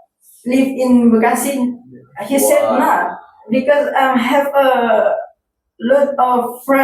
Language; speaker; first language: English; non-native, learner; Indonesian